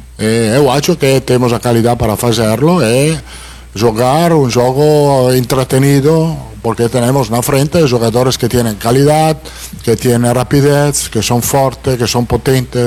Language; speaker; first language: Portuguese; non-native, fluent; Italian